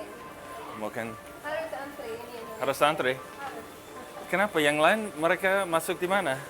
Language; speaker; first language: Indonesian; non-native, fluent; English